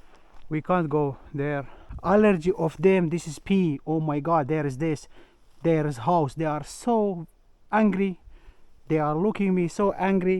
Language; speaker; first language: English; non-native, learner; Finnish